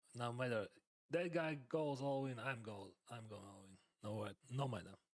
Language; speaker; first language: English; non-native, fluent; Ukrainian